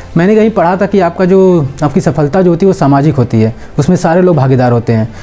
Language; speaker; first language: Hindi; native; Hindi